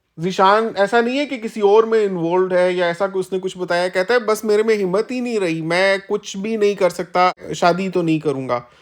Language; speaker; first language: Urdu; native; Urdu